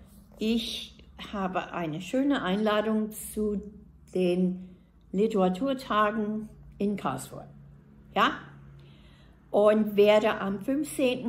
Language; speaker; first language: German; non-native, fluent; English